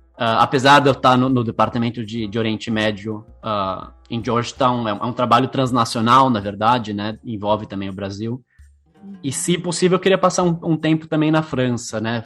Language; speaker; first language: Portuguese; native; Portuguese